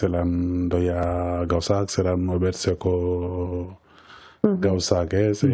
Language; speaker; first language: Basque; non-native, learner; Wolof